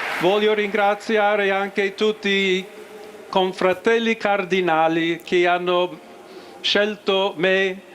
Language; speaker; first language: Italian; non-native, fluent; English